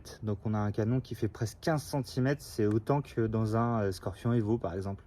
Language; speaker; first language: French; native; French